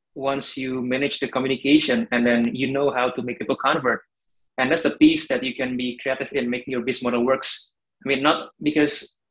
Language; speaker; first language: English; non-native, fluent; Indonesian